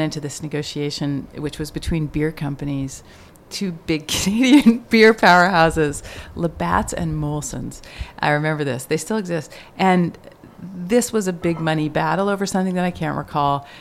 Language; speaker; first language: English; native; English